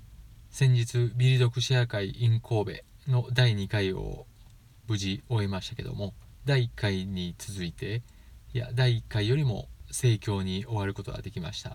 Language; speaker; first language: Japanese; native; Japanese